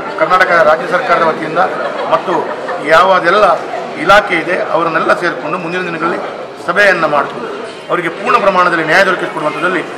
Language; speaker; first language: Kannada; non-native, local second language; Konkani